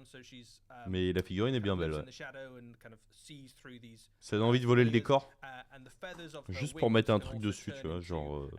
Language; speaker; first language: French; native; French